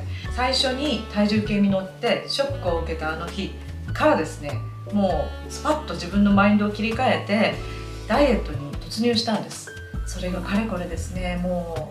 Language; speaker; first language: Japanese; native; Japanese